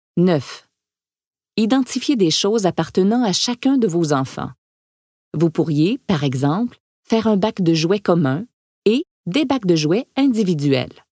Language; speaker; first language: French; native; French